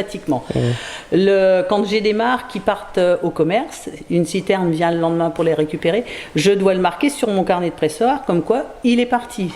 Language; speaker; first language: French; native; French